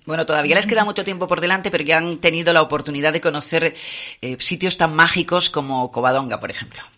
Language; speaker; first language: Spanish; native; Spanish